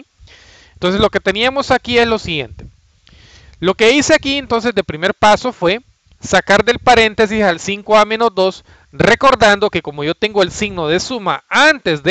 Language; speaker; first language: Spanish; native; Spanish